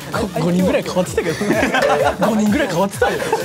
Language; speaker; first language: Japanese; native; Japanese